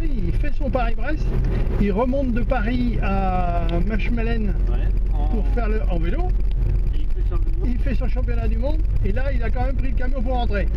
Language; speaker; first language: French; native; French